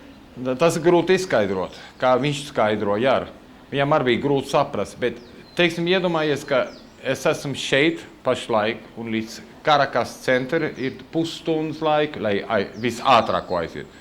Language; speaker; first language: Latvian; early bilingual, heritage; Latvian